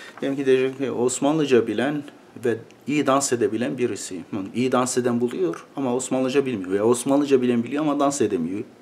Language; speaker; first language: Turkish; native; Turkish